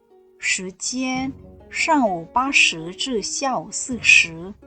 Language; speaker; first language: Chinese; non-native, fluent; Indonesian